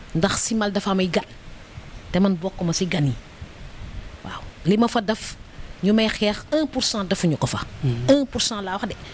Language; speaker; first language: Wolof; non-native, local second language; Serer